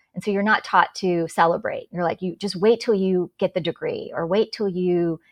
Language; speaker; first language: English; native; English